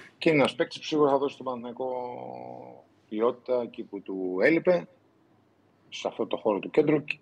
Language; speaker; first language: Greek; native; Greek